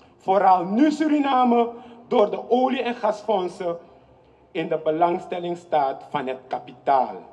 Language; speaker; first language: Dutch; native; Dutch